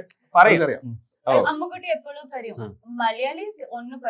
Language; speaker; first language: Malayalam; non-native, learner; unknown